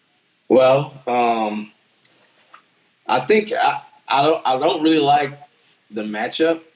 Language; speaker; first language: English; native; English